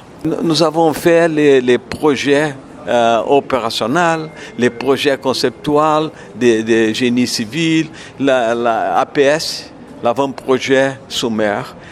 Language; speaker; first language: French; non-native, learner; Portuguese